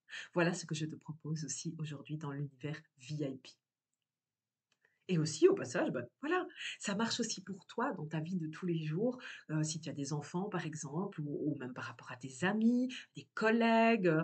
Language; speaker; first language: French; native; French